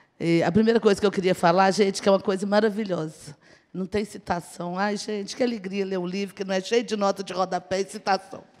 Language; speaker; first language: Portuguese; native; Portuguese